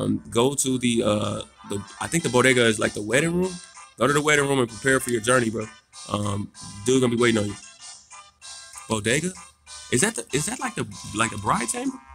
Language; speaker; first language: English; native; English